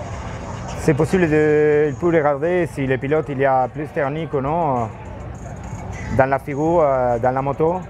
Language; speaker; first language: French; non-native, learner; Spanish